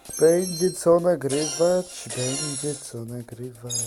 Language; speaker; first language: Polish; native; Polish